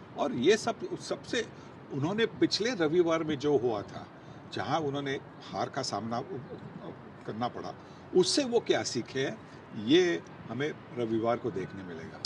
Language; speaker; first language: Hindi; non-native, local second language; Marathi